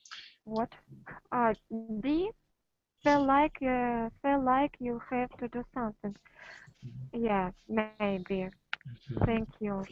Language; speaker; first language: English; non-native, learner; Russian